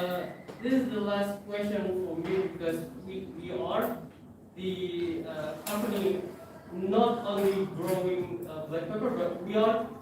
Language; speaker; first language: English; non-native, fluent; Indonesian